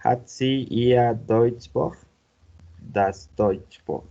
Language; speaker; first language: German; non-native, learner; Spanish